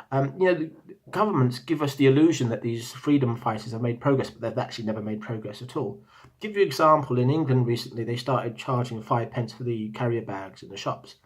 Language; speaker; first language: English; native; English